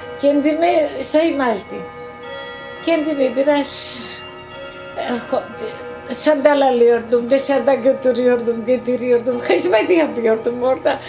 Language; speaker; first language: Turkish; non-native, local second language; Greek